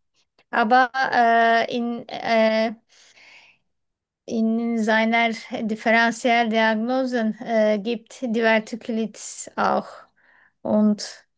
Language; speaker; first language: German; non-native, learner; Turkish